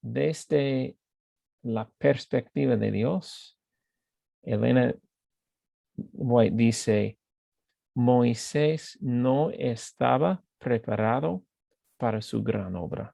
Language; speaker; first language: Spanish; non-native, fluent; English